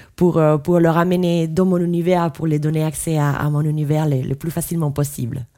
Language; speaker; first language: French; non-native, fluent; Spanish